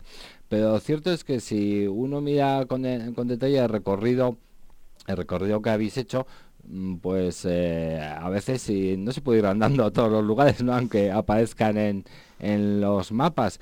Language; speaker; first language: Spanish; native; Spanish